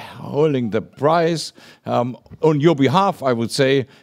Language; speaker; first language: English; non-native, fluent; German